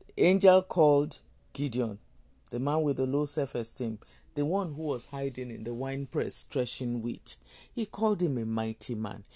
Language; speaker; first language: English; non-native, local second language; Yoruba